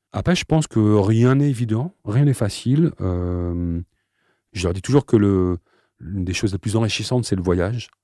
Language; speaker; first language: French; native; French